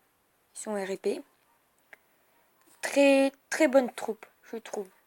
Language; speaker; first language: French; native; French